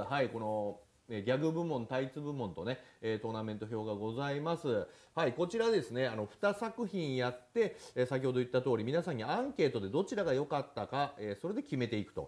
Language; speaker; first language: Japanese; native; Japanese